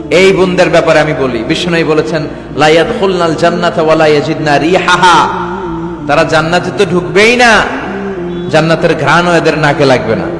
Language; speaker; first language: Bangla; native; Bangla